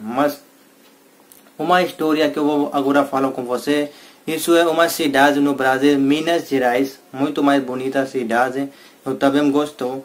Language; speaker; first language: Portuguese; non-native, learner; Hindi